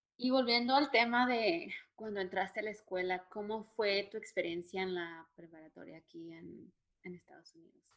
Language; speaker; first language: Spanish; native; Spanish